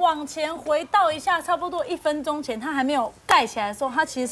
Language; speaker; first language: Chinese; native; Chinese